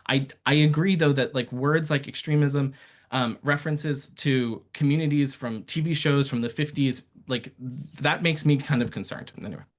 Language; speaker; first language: English; early bilingual, other home language; Persian